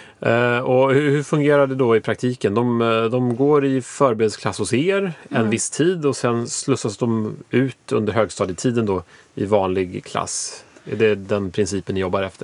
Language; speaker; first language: Swedish; native; Swedish